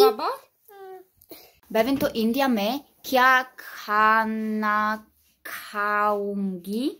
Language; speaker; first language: Hindi; non-native, learner; Polish